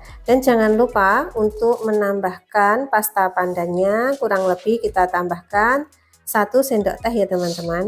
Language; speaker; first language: Indonesian; native; Indonesian